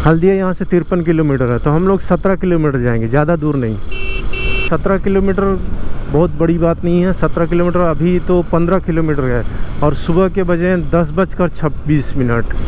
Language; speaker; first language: Hindi; non-native, local second language; Bangla